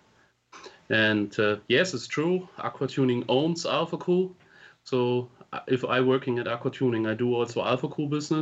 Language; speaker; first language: English; non-native, fluent; German